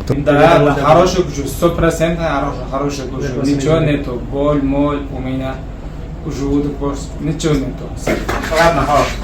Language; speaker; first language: Russian; non-native, learner; Tajik